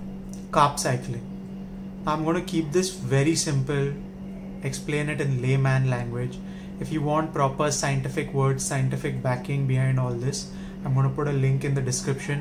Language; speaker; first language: English; non-native, local second language; Hindi